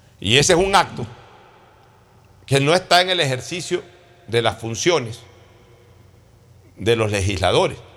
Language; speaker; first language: Spanish; native; Spanish